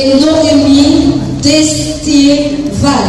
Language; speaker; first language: French; non-native, local second language; Haitian Creole